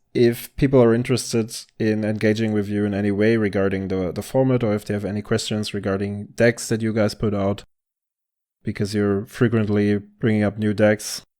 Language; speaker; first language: English; non-native, fluent; German